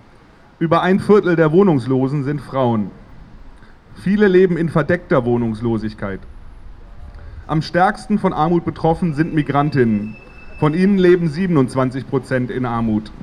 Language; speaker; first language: German; native; German